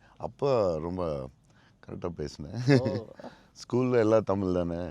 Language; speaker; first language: Tamil; non-native, local second language; Telugu